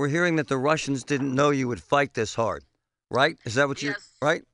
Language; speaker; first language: English; native; English